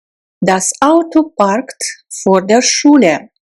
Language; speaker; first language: German; non-native, fluent; Russian